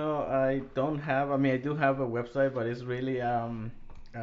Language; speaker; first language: English; non-native, fluent; Spanish